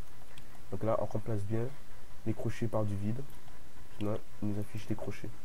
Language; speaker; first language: French; native; French